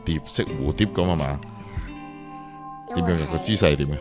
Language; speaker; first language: Cantonese; native; Cantonese